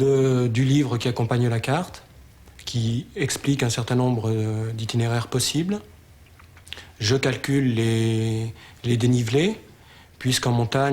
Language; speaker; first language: French; native; French